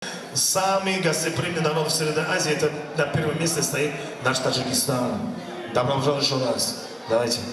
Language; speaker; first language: Russian; non-native, local second language; Tajik